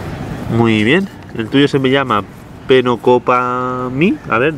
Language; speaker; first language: Spanish; native; Spanish